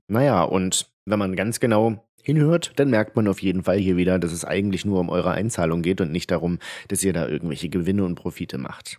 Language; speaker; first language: German; native; German